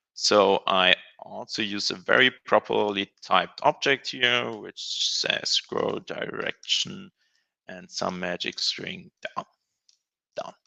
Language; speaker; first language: English; non-native, fluent; German